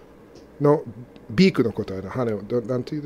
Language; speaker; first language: Japanese; non-native, fluent; English